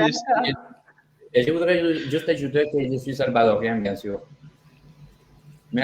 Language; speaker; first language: French; non-native, fluent; Spanish